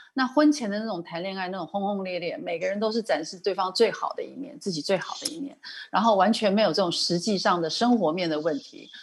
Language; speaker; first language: Chinese; native; Chinese